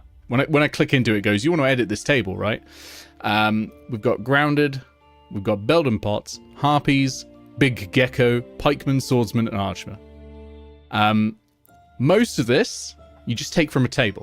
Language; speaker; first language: English; native; English